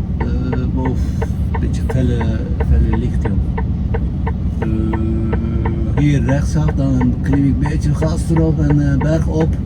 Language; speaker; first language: Dutch; non-native, fluent; Turkish